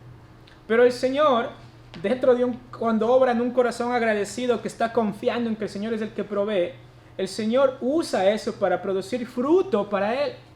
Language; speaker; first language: Spanish; native; Spanish